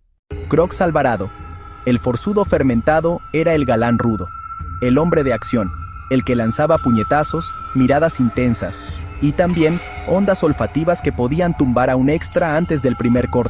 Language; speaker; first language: Spanish; native; Spanish